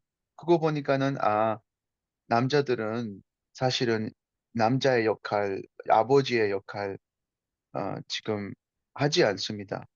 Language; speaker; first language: Korean; non-native, fluent; Spanish